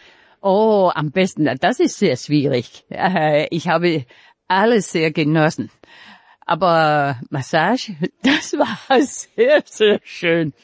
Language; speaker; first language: German; non-native, fluent; Danish